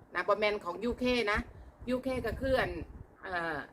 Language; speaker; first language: Thai; non-native, local second language; Northeastern Thai